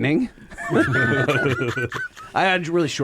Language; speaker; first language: English; native; English